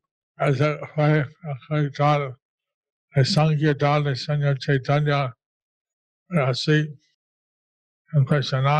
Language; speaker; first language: Spanish; non-native, learner; English